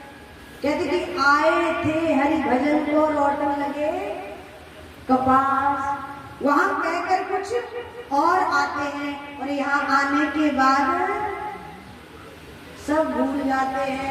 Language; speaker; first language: Hindi; native; Hindi